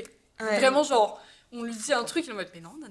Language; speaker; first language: French; native; French